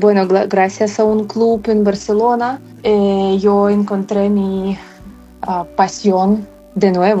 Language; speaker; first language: Spanish; non-native, fluent; Ukrainian